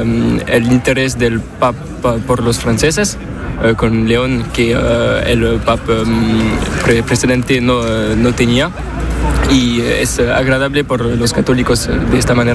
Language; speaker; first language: Spanish; non-native, learner; French